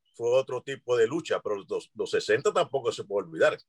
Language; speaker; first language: Spanish; native; Spanish